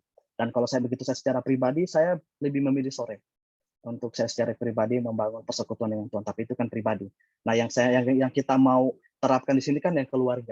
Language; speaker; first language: Indonesian; native; Indonesian